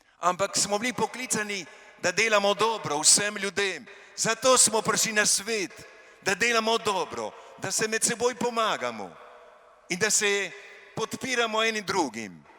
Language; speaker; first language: Slovenian; early bilingual, heritage; Slovenian